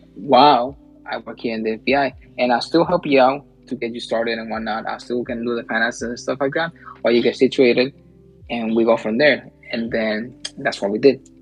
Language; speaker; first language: English; early bilingual, other home language; Spanish